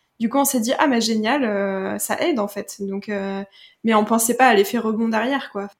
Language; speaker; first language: French; native; French